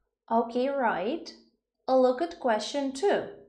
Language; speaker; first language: English; non-native, fluent; Ukrainian